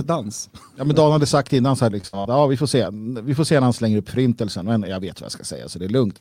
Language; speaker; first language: Swedish; native; Swedish